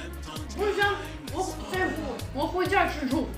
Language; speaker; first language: Chinese; non-native, learner; Russian